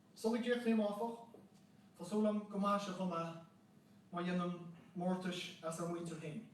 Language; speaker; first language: Irish; native; Irish